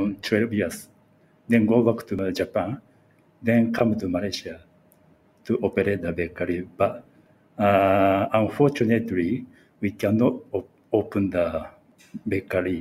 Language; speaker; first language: English; non-native, learner; Japanese